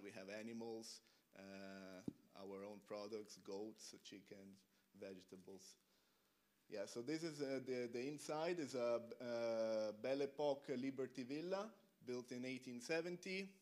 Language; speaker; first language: English; non-native, fluent; Italian